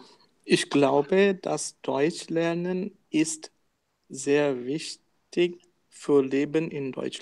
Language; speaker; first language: German; non-native, learner; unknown